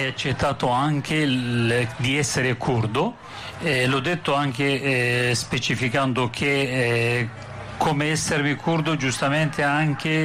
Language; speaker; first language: Italian; non-native, fluent; Turkish